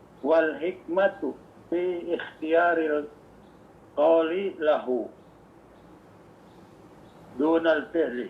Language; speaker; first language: Arabic; non-native, fluent; Indonesian